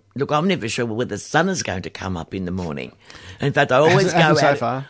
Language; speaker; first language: English; native; English